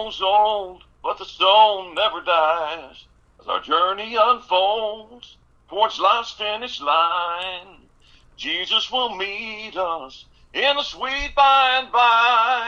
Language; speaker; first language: English; native; English